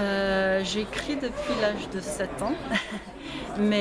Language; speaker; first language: French; non-native, fluent; English